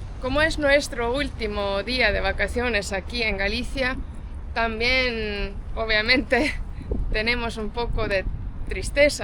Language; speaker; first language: Spanish; non-native, fluent; Estonian